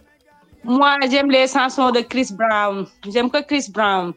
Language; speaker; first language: French; non-native, local second language; Wolof